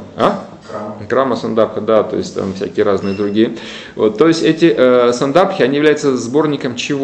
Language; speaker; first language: Russian; native; Russian